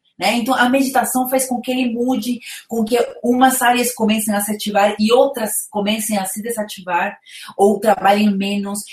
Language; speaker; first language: Portuguese; non-native, fluent; Spanish